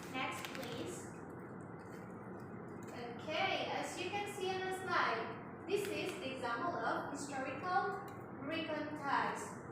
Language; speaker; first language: English; non-native, learner; Indonesian